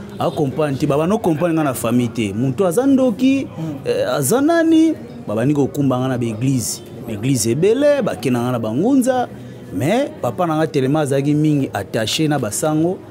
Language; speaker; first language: Lingala; non-native, local second language; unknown